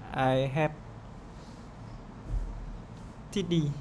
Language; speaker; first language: English; non-native, learner; Vietnamese